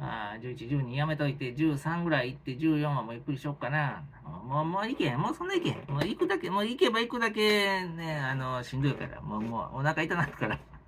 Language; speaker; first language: Japanese; native; Japanese